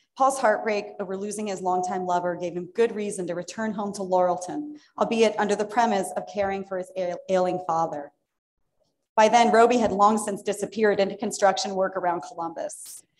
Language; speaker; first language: English; native; English